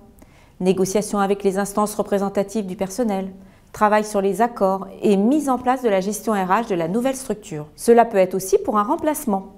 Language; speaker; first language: French; native; French